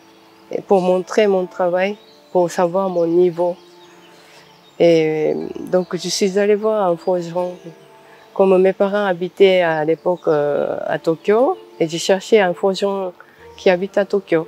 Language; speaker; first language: French; non-native, fluent; Japanese